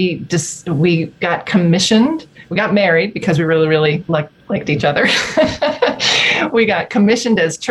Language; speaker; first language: English; native; English